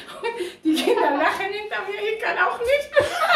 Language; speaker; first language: German; non-native, fluent; Aramaic